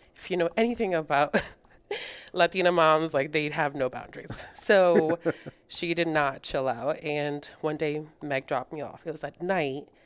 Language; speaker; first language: English; early bilingual, other home language; Spanish